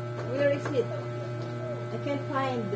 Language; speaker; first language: English; non-native, local second language; Filipino